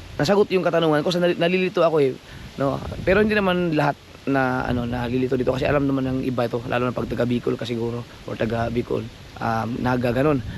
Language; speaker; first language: Filipino; non-native, local second language; Cebuano